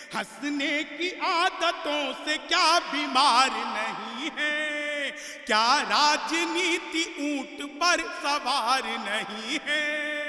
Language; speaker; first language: Hindi; native; Hindi